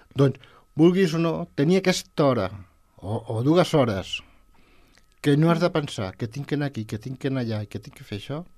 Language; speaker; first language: Catalan; non-native, local second language; Spanish